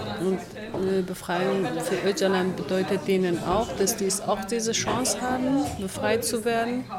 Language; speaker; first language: German; non-native, fluent; Kurdish